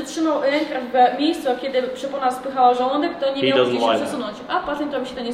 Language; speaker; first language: Polish; native; Polish